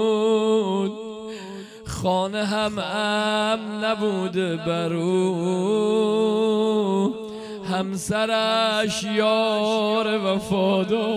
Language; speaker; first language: Persian; native; Persian